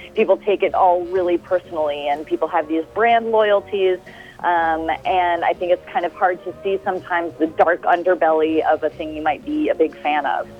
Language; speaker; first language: English; native; English